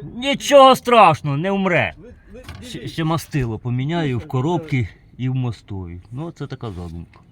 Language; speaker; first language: Ukrainian; native; Ukrainian